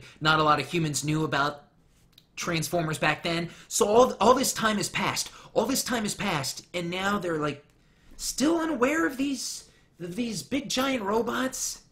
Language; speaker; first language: English; native; English